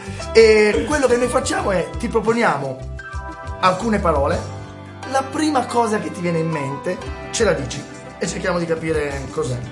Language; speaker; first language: Italian; native; Italian